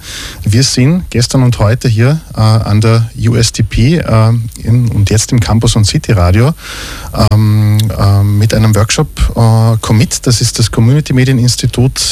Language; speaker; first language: German; native; German